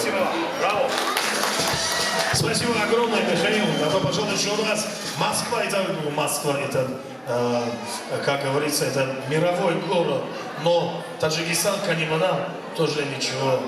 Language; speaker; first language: Russian; non-native, local second language; Tajik